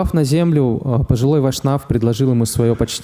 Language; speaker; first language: Russian; native; Russian